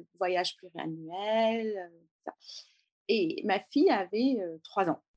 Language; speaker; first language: French; native; French